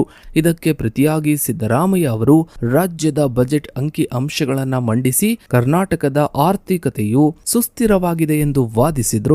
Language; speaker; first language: Kannada; native; Kannada